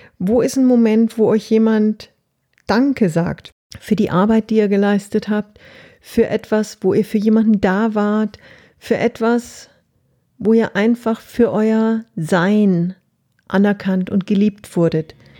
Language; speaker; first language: German; native; German